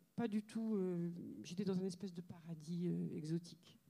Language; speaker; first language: French; native; French